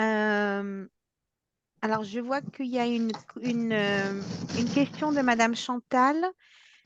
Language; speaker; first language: French; native; French